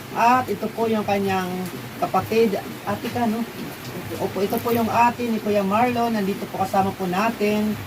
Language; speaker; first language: Filipino; non-native, local second language; Waray